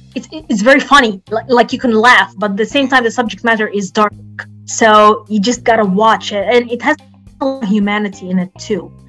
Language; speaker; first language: English; non-native, fluent; Arabic